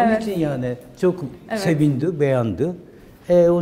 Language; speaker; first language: Turkish; non-native, learner; Japanese